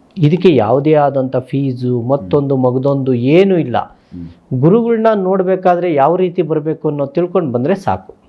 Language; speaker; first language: Kannada; native; Kannada